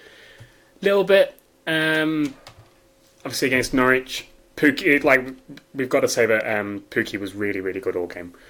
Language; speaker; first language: English; native; English